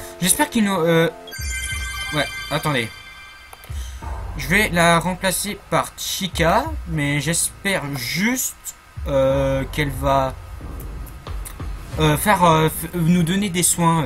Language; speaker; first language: French; native; French